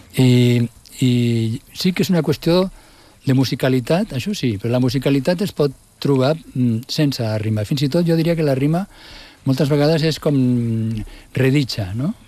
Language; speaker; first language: Catalan; non-native, local second language; Spanish